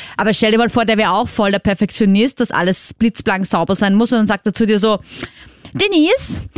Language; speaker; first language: German; native; German